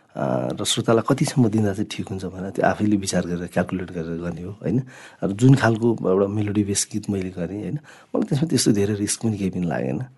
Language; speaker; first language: Nepali; non-native, local second language; Sherpa